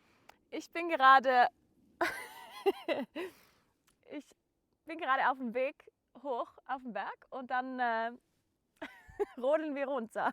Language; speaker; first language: German; native; German